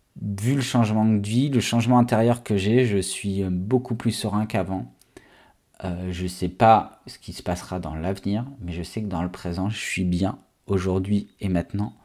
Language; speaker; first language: French; native; French